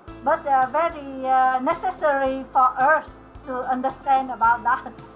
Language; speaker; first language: English; non-native, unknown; Vietnamese